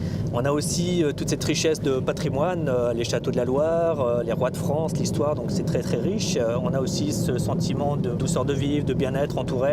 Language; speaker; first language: French; native; French